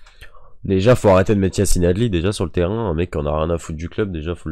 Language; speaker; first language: French; native; French